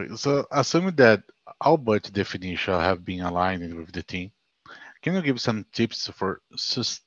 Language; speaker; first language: English; non-native, fluent; Portuguese